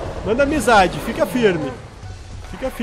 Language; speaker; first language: Portuguese; native; Portuguese